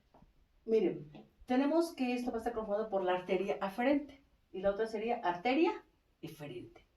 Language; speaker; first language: Spanish; native; Spanish